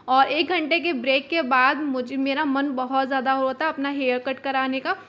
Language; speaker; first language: Hindi; native; Hindi